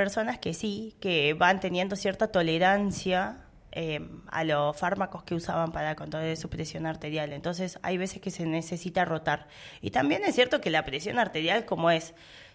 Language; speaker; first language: Spanish; native; Spanish